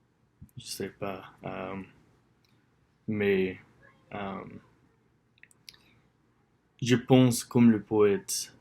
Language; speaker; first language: French; non-native, learner; English